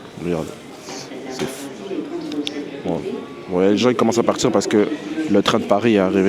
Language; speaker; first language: French; native; French